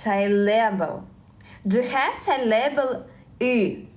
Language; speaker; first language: English; non-native, learner; Russian